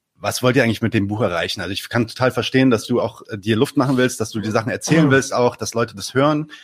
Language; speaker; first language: German; early bilingual, other home language; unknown